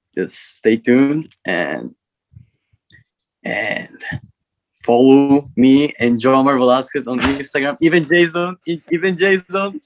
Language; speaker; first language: English; non-native, learner; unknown